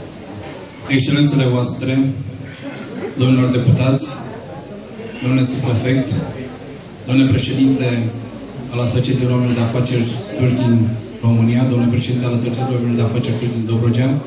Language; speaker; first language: Romanian; non-native, local second language; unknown